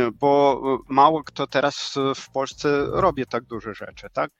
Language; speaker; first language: Polish; non-native, fluent; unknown